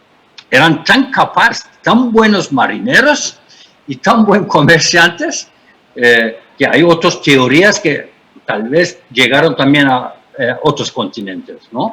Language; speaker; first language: Spanish; non-native, fluent; Turkish